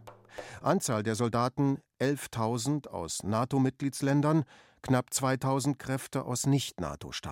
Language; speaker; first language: German; native; German